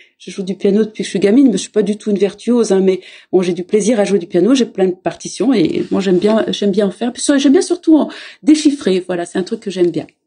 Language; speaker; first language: French; native; French